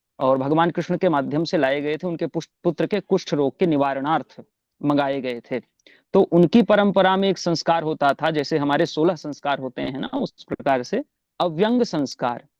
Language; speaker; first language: Hindi; native; Hindi